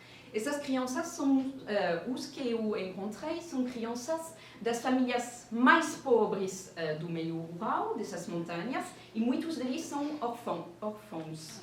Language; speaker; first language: Portuguese; non-native, fluent; French